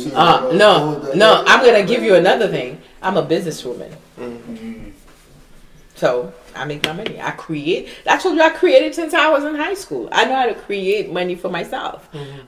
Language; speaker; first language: English; non-native, fluent; Haitian Creole